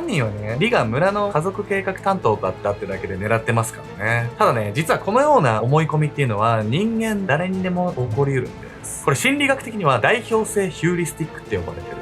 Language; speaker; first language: Japanese; native; Japanese